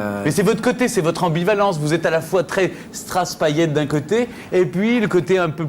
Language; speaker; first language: French; native; French